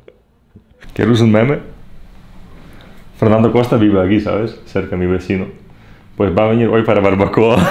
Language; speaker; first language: Spanish; non-native, fluent; Russian